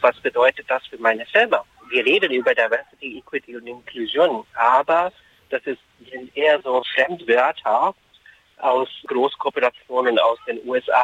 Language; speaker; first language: German; non-native, fluent; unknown